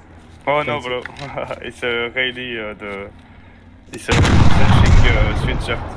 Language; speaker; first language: English; non-native, learner; French